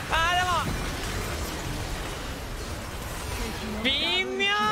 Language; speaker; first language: Japanese; native; Japanese